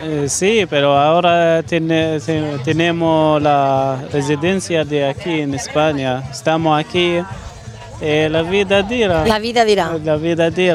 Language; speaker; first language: Spanish; non-native, learner; Arabic